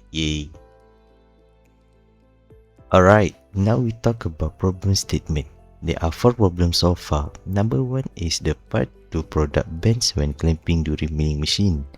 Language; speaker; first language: English; non-native, local second language; Malay